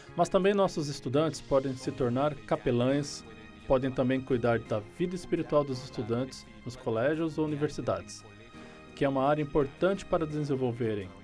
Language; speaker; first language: Portuguese; non-native, fluent; Spanish